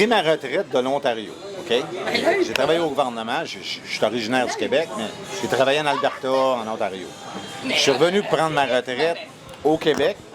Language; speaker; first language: French; native; French